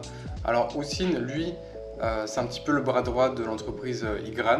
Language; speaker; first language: French; native; French